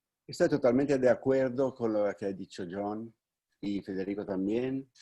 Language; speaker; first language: Spanish; non-native, fluent; Italian